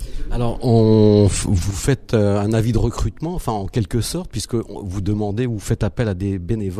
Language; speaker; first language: French; native; French